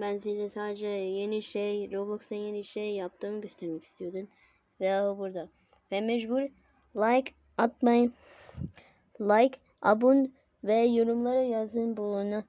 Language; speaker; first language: Turkish; non-native, learner; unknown